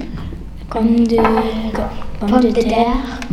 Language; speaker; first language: French; non-native, learner; German